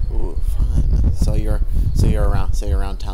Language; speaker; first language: English; native; English